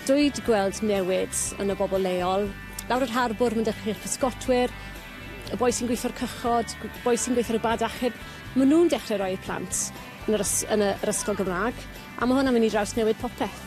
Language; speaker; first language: Welsh; native; Welsh